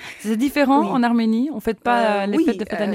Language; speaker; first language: French; native; French